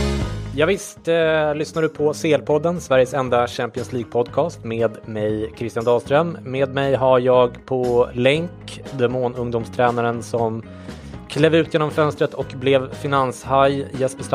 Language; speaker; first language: Swedish; native; Swedish